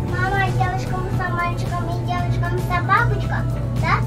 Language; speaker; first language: Russian; early bilingual, heritage; Russian